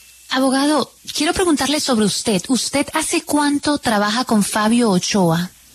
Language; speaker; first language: Spanish; native; Spanish